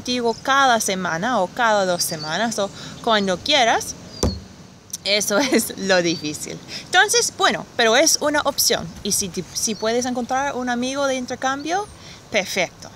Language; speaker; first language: Spanish; non-native, fluent; English